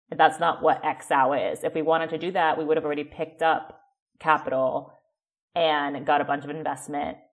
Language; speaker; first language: English; native; English